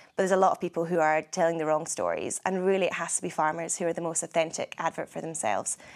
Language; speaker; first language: English; native; English